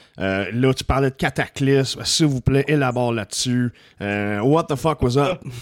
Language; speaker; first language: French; native; French